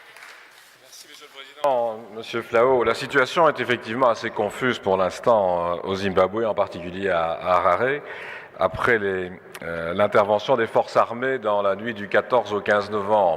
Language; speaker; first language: French; native; French